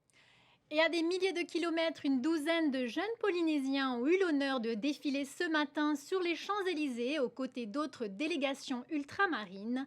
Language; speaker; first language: French; native; French